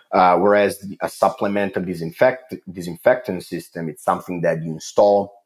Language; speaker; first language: English; non-native, fluent; Italian